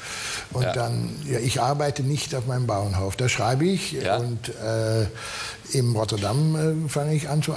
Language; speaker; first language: German; non-native, learner; Dutch